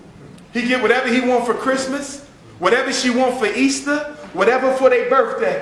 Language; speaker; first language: English; native; English